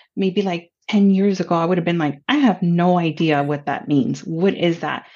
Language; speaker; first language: English; early bilingual, other home language; Spanish